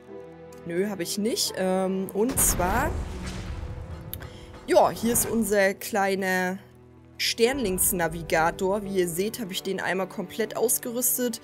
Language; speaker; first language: German; native; German